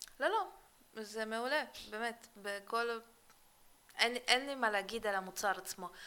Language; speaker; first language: Hebrew; early bilingual, other home language; Russian